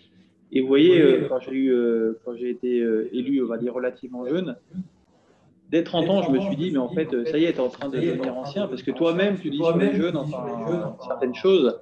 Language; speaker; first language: French; native; French